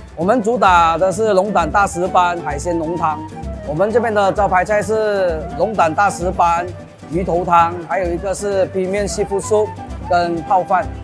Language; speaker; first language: Chinese; native; Chinese